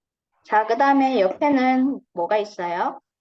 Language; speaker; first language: Korean; non-native, fluent; Indonesian